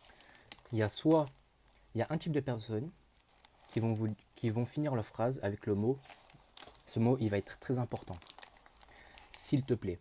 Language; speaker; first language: French; native; French